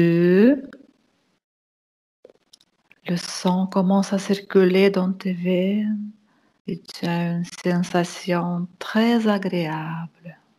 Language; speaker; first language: French; non-native, fluent; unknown